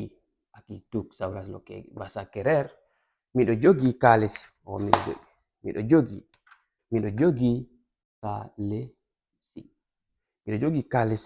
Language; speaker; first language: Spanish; non-native, fluent; Fula